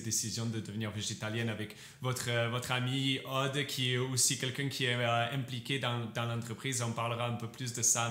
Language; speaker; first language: French; native; French